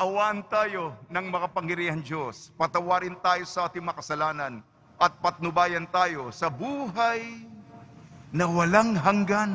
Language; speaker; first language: Filipino; native; Filipino